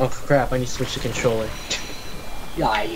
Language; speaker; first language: English; native; English